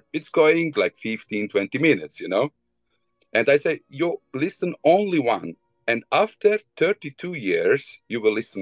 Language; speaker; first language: English; non-native, fluent; Bosnian